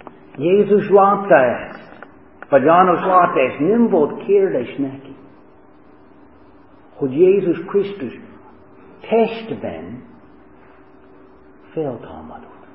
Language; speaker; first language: Hungarian; non-native, fluent; English